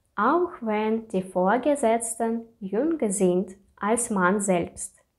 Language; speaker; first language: German; non-native, fluent; Russian